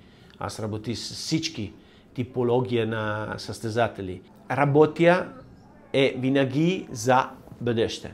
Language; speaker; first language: Bulgarian; non-native, learner; Italian